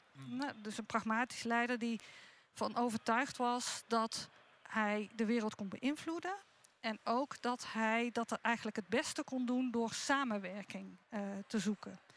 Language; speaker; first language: Dutch; native; Dutch